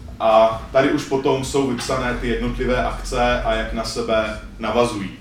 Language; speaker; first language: Czech; native; Czech